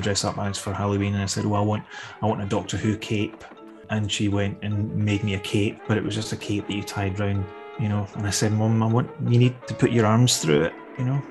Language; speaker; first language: English; native; English